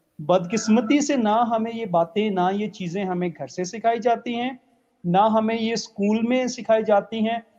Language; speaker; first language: Urdu; non-native, local second language; Punjabi